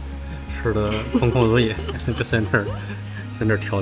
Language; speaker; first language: Chinese; native; Chinese